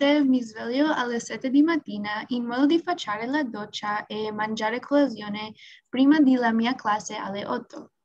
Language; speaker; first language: Italian; non-native, learner; English